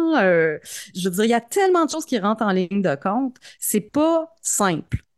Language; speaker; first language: French; native; French